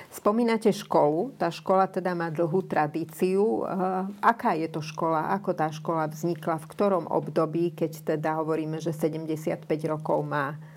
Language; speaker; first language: Slovak; native; Slovak